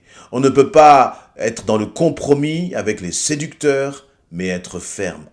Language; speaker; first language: French; native; French